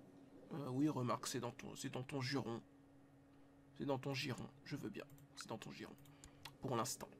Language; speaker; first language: French; native; French